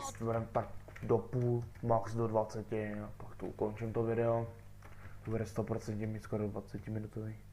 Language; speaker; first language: Czech; native; Czech